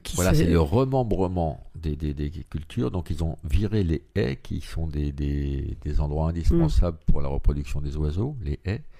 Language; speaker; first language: French; native; French